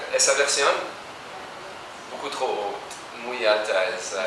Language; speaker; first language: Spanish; non-native, learner; French